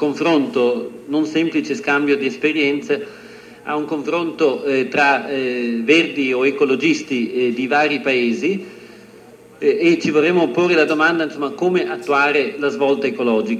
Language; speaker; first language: Italian; native; Italian